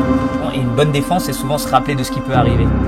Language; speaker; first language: French; native; French